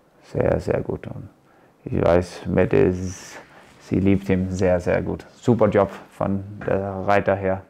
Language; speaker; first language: German; non-native, fluent; Danish